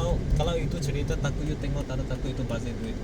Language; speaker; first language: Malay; non-native, local second language; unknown